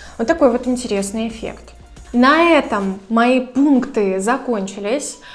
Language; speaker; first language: Russian; native; Russian